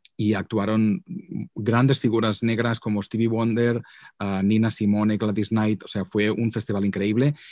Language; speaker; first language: Spanish; non-native, local second language; Catalan